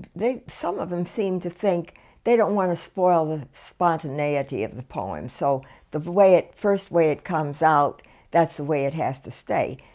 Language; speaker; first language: English; native; English